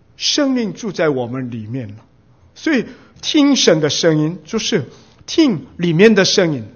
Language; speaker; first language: Chinese; non-native, fluent; Korean